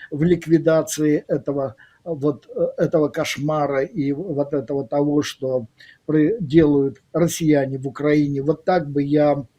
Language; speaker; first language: Russian; native; Russian